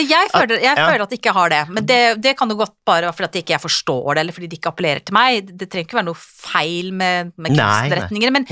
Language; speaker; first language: Norwegian; native; Norwegian